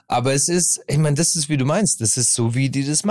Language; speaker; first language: German; non-native, fluent; English